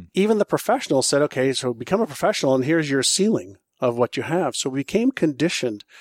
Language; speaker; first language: English; non-native, fluent; Hebrew